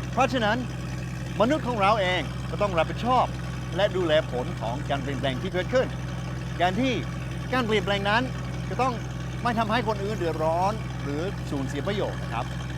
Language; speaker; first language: Thai; non-native, fluent; English